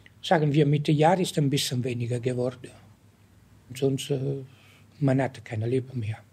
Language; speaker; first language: German; non-native, learner; Italian